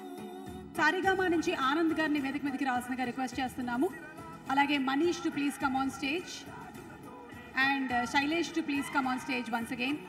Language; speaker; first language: Telugu; native; Telugu